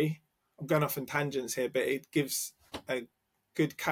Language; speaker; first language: English; native; English